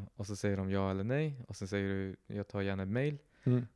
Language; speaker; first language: Swedish; native; Swedish